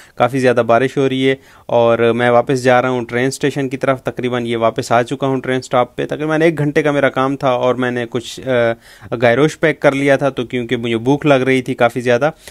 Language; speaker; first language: Urdu; native; Urdu